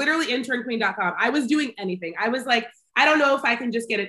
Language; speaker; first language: English; native; English